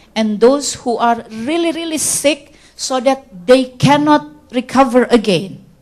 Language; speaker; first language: English; non-native, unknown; Indonesian